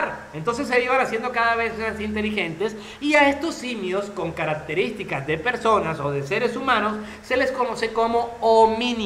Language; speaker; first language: Spanish; native; Spanish